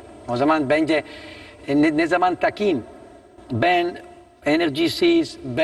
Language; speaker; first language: Turkish; non-native, learner; Italian